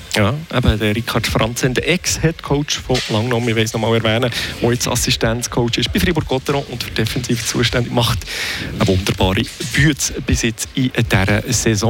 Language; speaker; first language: German; native; German